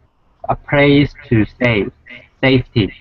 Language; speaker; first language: English; non-native, learner; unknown